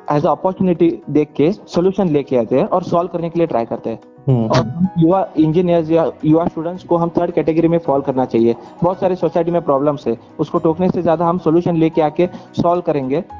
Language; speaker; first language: Hindi; non-native, local second language; Kannada